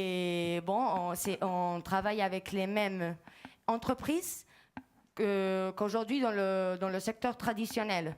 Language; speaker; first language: French; non-native, fluent; Spanish